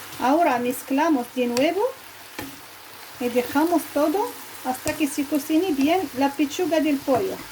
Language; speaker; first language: Spanish; non-native, fluent; Arabic